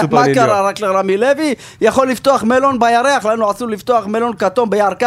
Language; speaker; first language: Hebrew; native; Hebrew